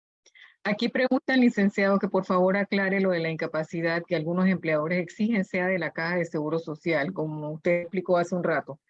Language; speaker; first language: Spanish; native; Spanish